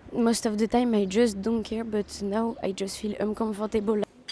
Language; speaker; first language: English; non-native, fluent; French